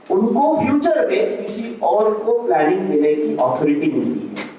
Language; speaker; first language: Hindi; non-native, local second language; Marathi